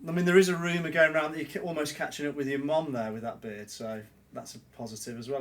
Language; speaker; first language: English; native; English